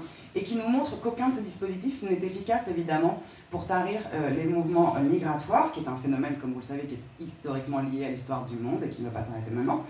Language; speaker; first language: French; native; French